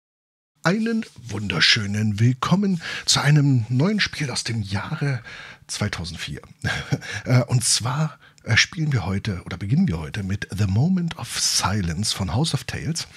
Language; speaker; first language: German; native; German